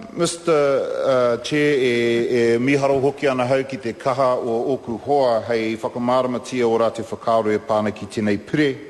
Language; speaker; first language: Māori; non-native, local second language; English